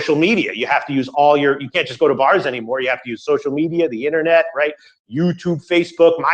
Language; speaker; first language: English; native; English